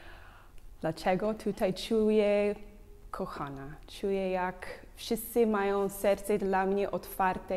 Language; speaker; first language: Polish; non-native, learner; English